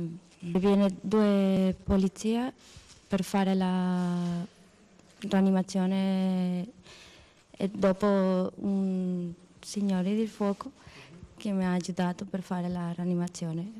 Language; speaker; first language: Italian; non-native, learner; Spanish